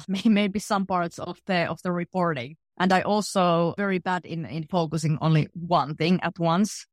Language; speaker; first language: English; non-native, fluent; Finnish